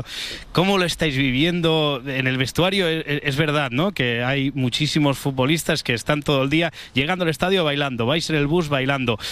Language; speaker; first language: Spanish; native; Spanish